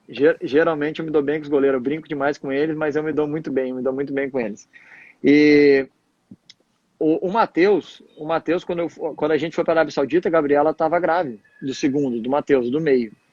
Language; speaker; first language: Portuguese; native; Portuguese